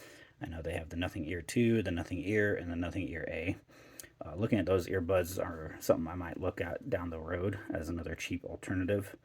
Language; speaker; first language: English; native; English